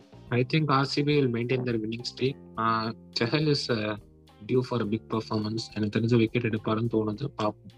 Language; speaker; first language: English; non-native, local second language; Tamil